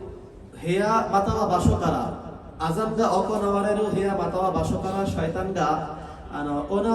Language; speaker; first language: Japanese; non-native, learner; Bangla